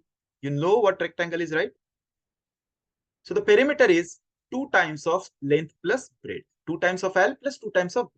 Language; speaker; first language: English; non-native, local second language; Hindi